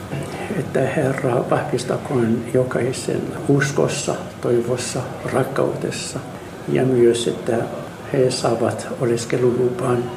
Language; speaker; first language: Finnish; non-native, fluent; Arabic